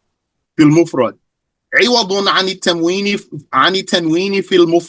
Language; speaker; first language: Arabic; non-native, fluent; English